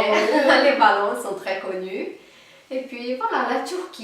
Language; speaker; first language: French; non-native, fluent; Portuguese